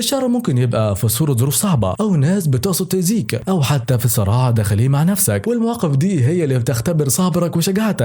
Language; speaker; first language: Arabic; native; Arabic